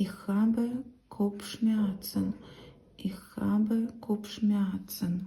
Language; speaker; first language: German; non-native, learner; Ukrainian